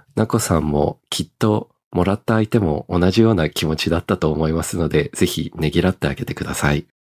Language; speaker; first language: Japanese; early bilingual, heritage; Japanese